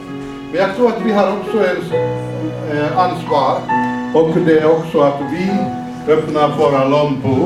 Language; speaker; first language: Swedish; non-native, fluent; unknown